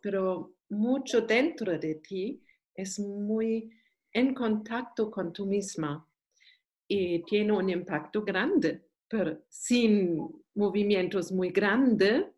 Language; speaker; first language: Spanish; non-native, learner; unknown